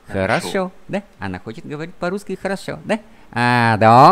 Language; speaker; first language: Russian; non-native, fluent; Vietnamese